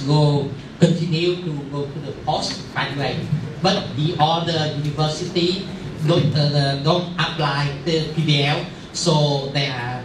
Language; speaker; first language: English; non-native, local second language; Vietnamese